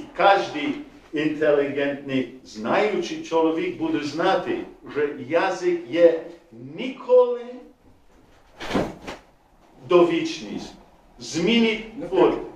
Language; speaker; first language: Ukrainian; non-native, learner; English